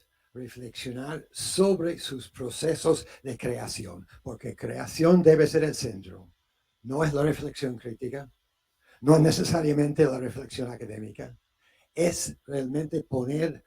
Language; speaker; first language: Spanish; non-native, fluent; English